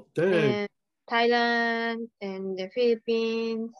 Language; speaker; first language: English; non-native, learner; Japanese